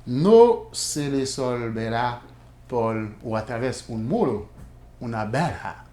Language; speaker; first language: Spanish; non-native, fluent; Haitian Creole